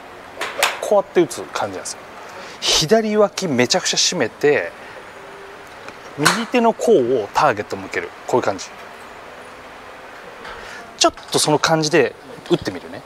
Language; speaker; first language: Japanese; native; Japanese